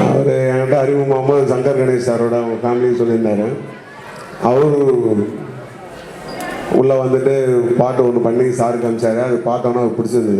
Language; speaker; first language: Tamil; native; Tamil